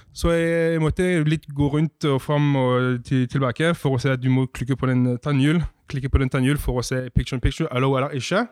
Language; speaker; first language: Norwegian; non-native, fluent; French